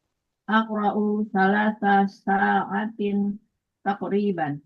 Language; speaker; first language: Arabic; non-native, learner; Indonesian